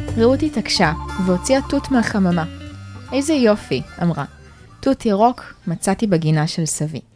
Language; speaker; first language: Hebrew; native; Hebrew